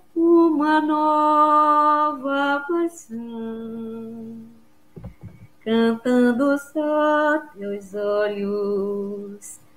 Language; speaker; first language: Portuguese; native; Portuguese